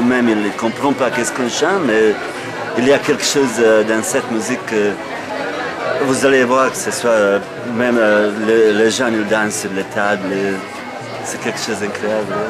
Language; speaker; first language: French; non-native, fluent; Bosnian